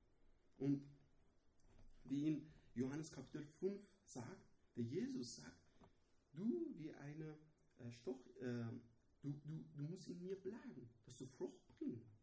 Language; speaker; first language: German; non-native, learner; Persian